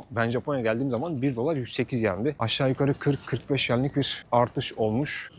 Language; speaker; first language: Turkish; native; Turkish